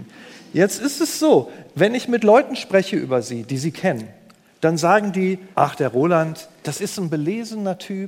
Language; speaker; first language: German; native; German